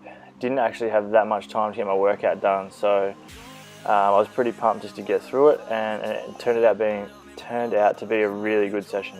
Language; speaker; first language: English; native; English